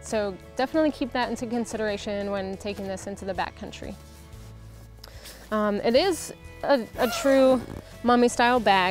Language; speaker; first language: English; native; English